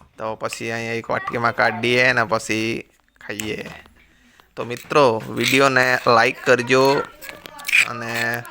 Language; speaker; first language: Gujarati; non-native, local second language; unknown